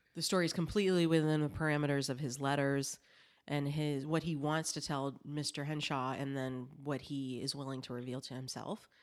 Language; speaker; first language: English; native; English